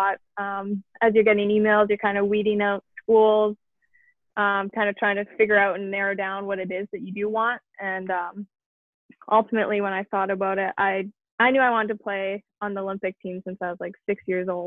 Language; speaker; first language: English; native; English